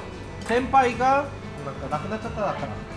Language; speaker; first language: Japanese; non-native, learner; Korean